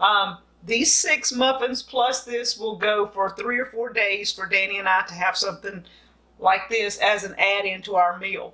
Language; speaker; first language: English; native; English